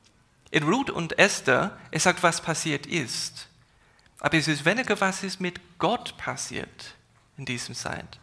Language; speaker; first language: German; non-native, fluent; English